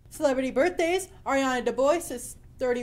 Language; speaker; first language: English; native; English